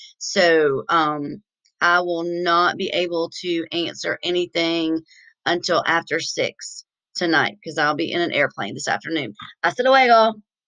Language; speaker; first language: English; native; English